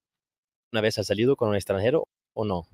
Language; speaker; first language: Spanish; non-native, learner; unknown